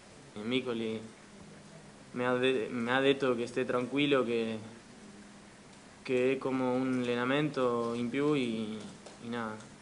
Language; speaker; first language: Italian; non-native, learner; Spanish